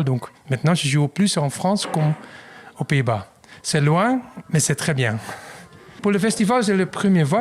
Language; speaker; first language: French; non-native, learner; Dutch